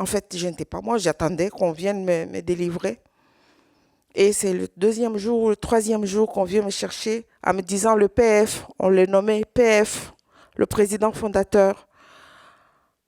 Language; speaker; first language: French; non-native, local second language; Swahili